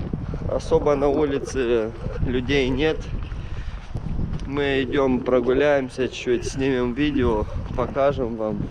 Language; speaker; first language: Russian; non-native, fluent; Romanian